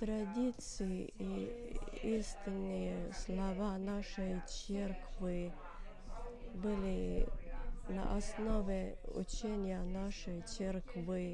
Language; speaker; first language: Russian; non-native, learner; Finnish